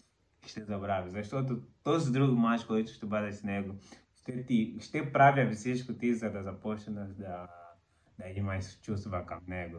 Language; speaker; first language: Bulgarian; non-native, learner; Portuguese